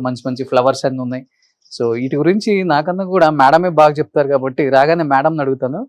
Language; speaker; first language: Telugu; native; Telugu